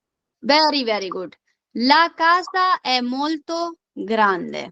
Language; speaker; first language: Italian; non-native, fluent; Urdu